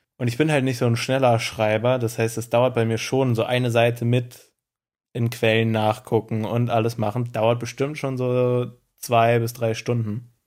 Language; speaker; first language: German; native; German